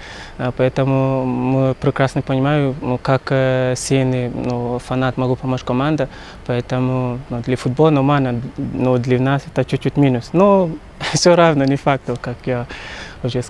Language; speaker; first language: Russian; non-native, learner; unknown